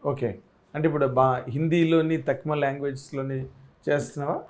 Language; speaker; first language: Telugu; native; Telugu